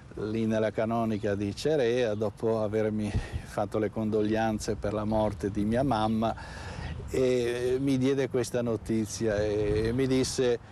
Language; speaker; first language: Italian; native; Italian